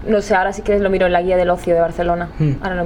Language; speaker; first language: Spanish; native; Spanish